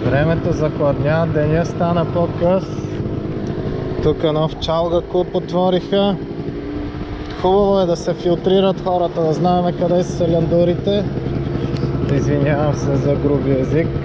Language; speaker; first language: Bulgarian; native; Bulgarian